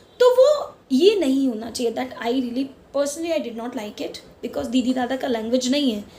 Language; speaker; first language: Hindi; non-native, local second language; Marwari